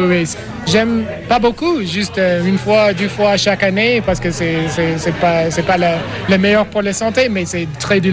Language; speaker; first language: French; non-native, learner; English